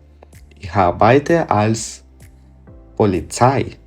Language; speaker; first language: German; non-native, fluent; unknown